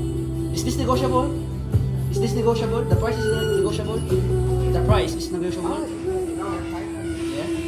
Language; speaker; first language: English; non-native, local second language; Filipino